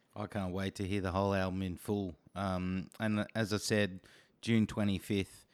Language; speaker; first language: English; native; English